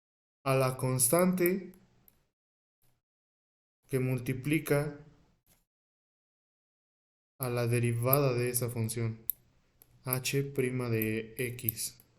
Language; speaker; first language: Spanish; native; Spanish